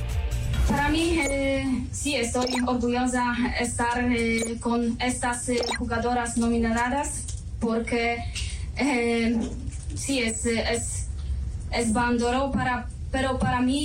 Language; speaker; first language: Spanish; non-native, learner; Polish